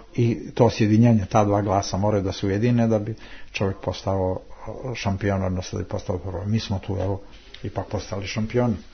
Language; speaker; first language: Serbian; native; Serbian